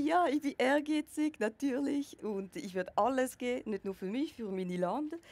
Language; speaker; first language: German; non-native, local second language; French